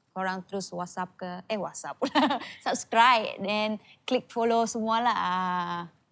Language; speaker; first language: Malay; non-native, local second language; Iban